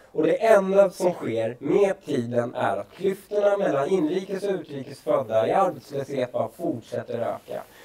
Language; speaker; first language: Swedish; early bilingual, other home language; Persian